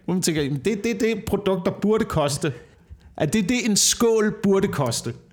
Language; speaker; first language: Danish; native; Danish